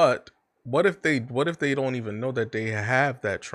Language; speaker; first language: English; native; English